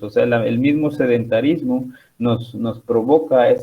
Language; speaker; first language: Spanish; native; Spanish